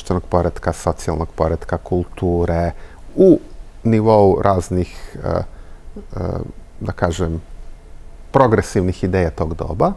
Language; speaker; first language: Serbian; native; Serbian